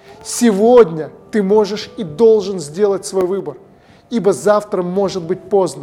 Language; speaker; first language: Russian; native; Russian